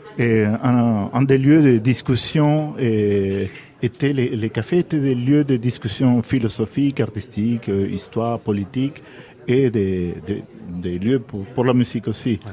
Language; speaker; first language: French; non-native, fluent; Spanish